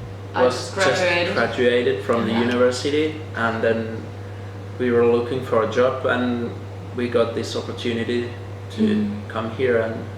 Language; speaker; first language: English; non-native, fluent; Finnish